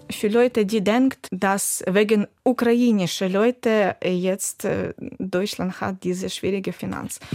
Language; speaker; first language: German; non-native, learner; Ukrainian